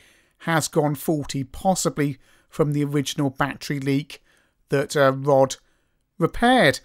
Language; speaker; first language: English; native; English